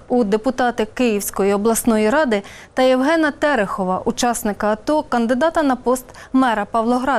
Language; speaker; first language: Ukrainian; native; Ukrainian